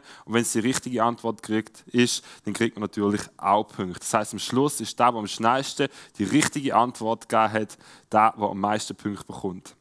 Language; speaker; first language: German; native; German